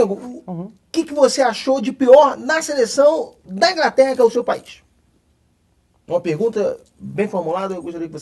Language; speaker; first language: Portuguese; native; Portuguese